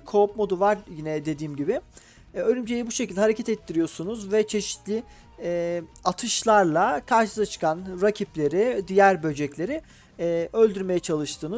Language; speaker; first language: Turkish; native; Turkish